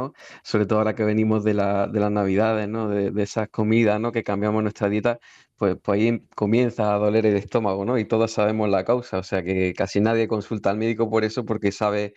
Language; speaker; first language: Spanish; native; Spanish